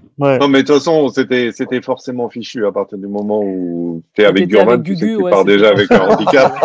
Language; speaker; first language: French; native; French